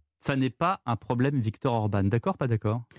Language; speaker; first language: French; native; French